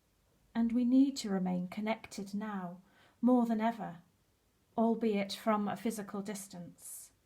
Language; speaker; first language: English; native; English